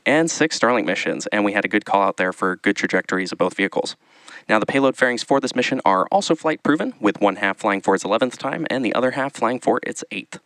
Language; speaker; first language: English; native; English